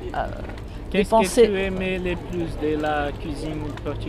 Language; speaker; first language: French; non-native, learner; Portuguese